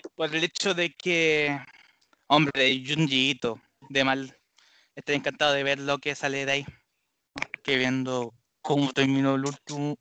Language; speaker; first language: Spanish; non-native, learner; Japanese